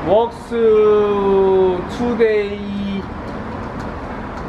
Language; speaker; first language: English; non-native, learner; French